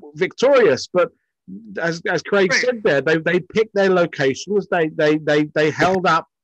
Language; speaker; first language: English; native; English